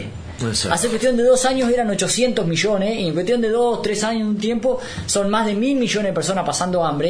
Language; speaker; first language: Spanish; native; Spanish